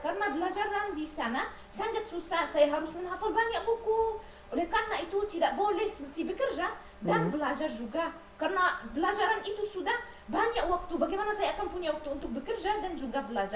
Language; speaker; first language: Indonesian; non-native, learner; Arabic